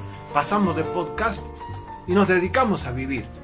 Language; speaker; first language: Spanish; native; Spanish